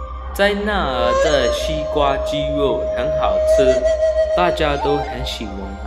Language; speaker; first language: Chinese; non-native, learner; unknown